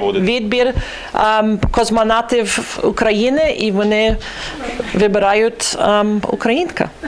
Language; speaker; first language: Ukrainian; early bilingual, other home language; English